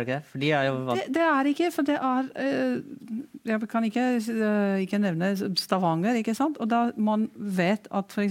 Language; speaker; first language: Norwegian; non-native, fluent; Romanian